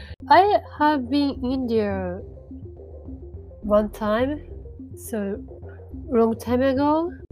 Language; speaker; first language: English; non-native, learner; Japanese